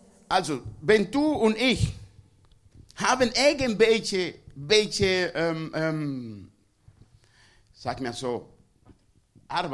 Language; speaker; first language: German; non-native, learner; Spanish